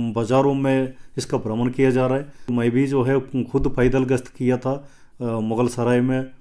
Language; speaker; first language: Hindi; non-native, local second language; Telugu